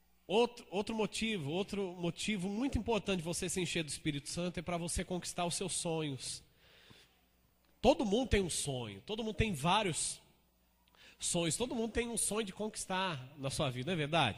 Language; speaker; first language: Portuguese; native; Portuguese